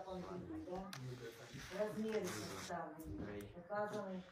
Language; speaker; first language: Russian; native; Russian